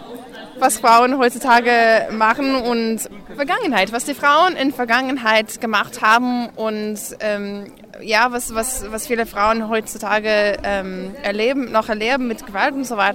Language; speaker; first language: German; non-native, fluent; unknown